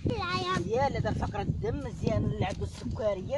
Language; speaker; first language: Arabic; native; Arabic